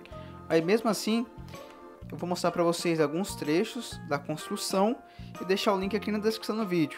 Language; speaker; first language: Portuguese; native; Portuguese